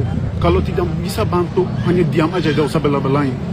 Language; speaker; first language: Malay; non-native, fluent; Persian